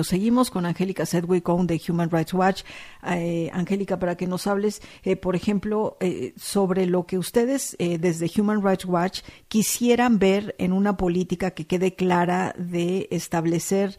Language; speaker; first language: Spanish; native; Spanish